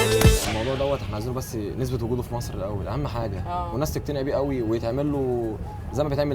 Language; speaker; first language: Arabic; native; Arabic